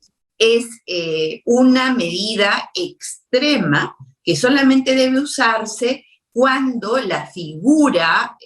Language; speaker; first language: Spanish; native; Spanish